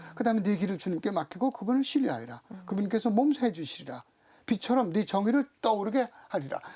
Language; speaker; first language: Korean; native; Korean